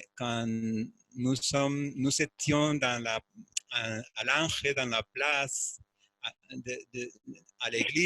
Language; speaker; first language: French; non-native, fluent; Spanish